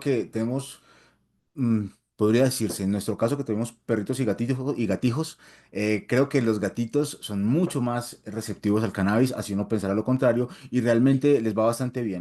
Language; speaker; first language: Spanish; native; Spanish